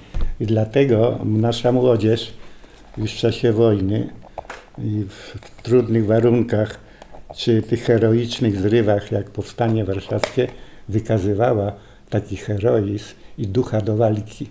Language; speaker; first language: Polish; native; Polish